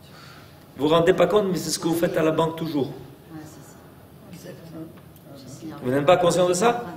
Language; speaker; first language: French; native; French